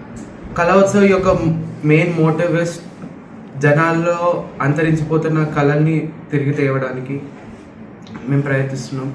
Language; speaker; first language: Telugu; native; Telugu